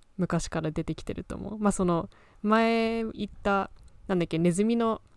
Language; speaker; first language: Japanese; early bilingual, heritage; Japanese